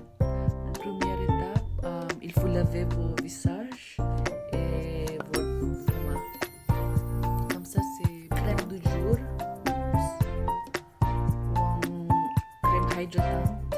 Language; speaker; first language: French; non-native, learner; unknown